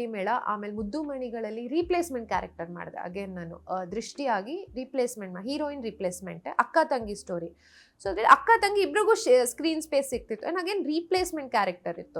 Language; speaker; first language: Kannada; non-native, local second language; Rajasthani